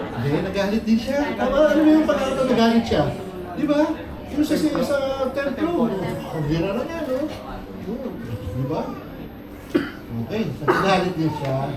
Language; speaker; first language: Filipino; native; Filipino